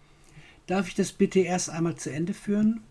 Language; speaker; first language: German; non-native, fluent; English